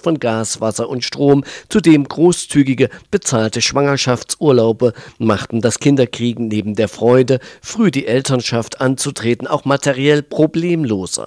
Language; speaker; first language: German; native; German